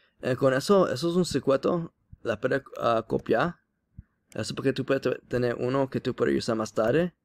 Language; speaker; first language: Spanish; non-native, learner; English